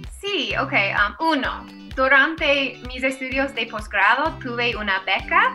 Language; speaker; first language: Spanish; non-native, fluent; English